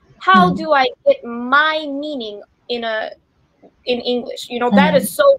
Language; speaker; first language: English; non-native, fluent; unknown